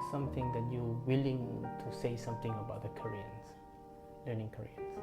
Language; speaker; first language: English; non-native, fluent; Korean